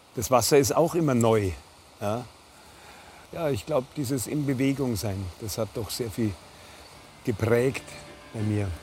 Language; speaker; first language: German; native; German